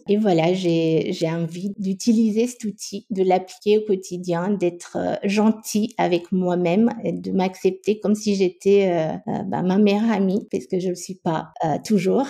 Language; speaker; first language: French; non-native, fluent; Romanian